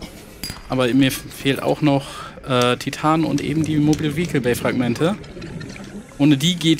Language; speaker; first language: German; native; German